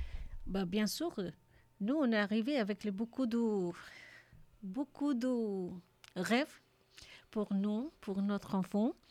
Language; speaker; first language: French; non-native, learner; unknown